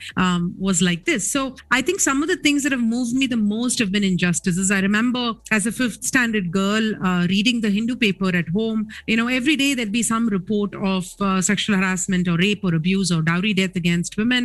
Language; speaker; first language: English; non-native, local second language; Tamil